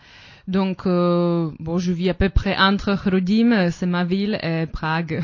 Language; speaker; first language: French; non-native, fluent; Czech